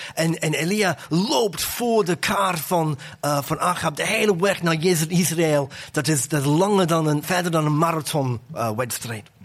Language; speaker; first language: Dutch; non-native, fluent; English